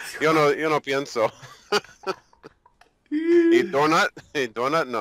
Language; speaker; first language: Spanish; non-native, learner; English